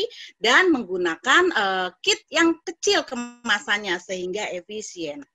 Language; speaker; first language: Indonesian; native; Indonesian